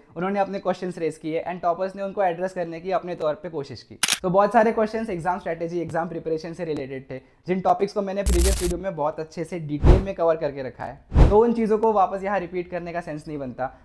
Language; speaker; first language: Hindi; non-native, local second language; Marathi